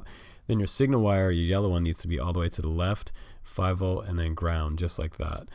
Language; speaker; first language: English; native; English